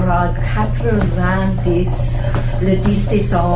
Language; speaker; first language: French; non-native, learner; English